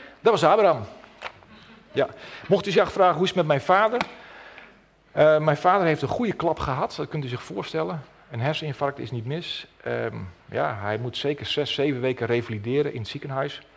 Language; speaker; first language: Dutch; non-native, local second language; Western Frisian